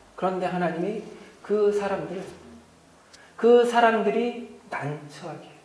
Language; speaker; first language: Korean; native; Korean